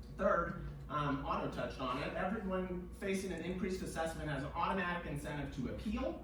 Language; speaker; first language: English; native; English